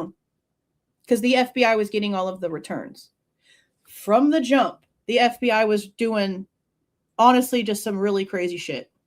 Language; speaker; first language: English; native; English